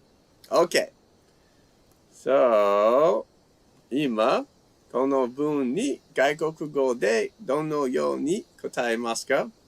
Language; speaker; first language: Japanese; non-native, fluent; English